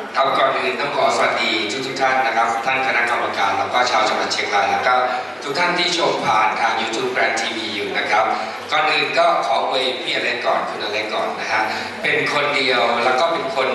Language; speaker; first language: Thai; native; Thai